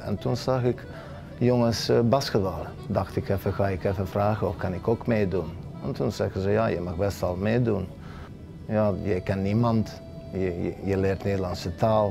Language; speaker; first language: Dutch; non-native, fluent; Serbian